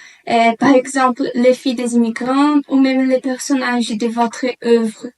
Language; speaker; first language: French; non-native, learner; Portuguese